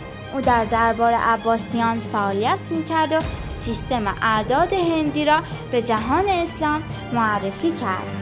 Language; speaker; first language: Persian; native; Persian